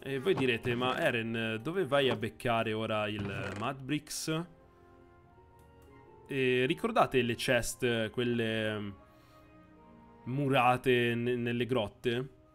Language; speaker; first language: Italian; native; Italian